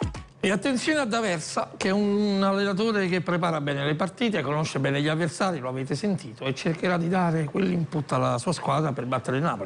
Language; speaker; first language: Italian; native; Italian